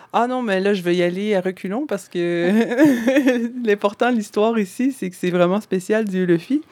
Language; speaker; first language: French; native; French